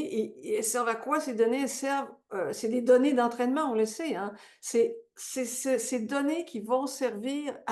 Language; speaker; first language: French; native; French